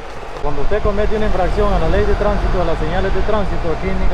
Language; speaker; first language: Spanish; native; Spanish